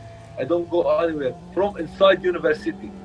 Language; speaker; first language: English; non-native, learner; Arabic